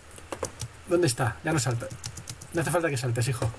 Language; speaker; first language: Spanish; native; Spanish